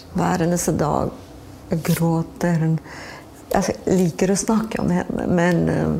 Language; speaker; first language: Norwegian; non-native, fluent; Albanian